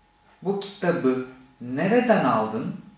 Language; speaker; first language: Turkish; non-native, fluent; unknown